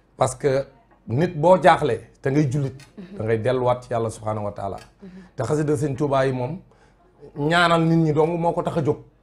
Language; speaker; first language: Wolof; native; Wolof